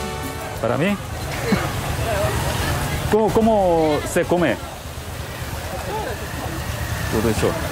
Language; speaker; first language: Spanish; non-native, learner; Korean